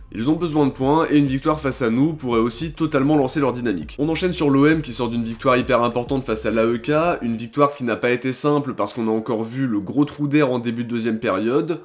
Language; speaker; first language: French; native; French